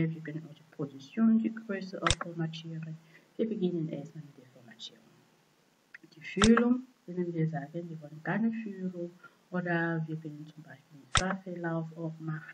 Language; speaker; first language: German; non-native, fluent; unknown